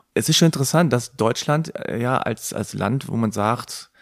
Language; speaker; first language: German; native; German